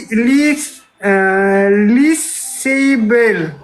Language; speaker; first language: Korean; non-native, fluent; Nepali